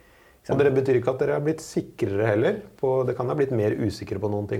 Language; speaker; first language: Norwegian; native; Norwegian